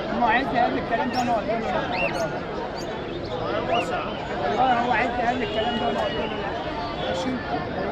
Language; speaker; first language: Arabic; non-native, learner; Bangla